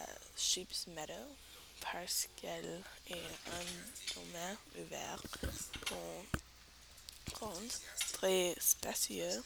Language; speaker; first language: French; non-native, learner; English